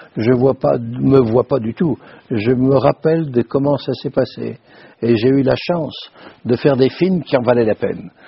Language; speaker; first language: French; native; French